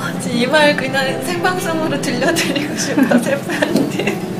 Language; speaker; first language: Korean; native; Korean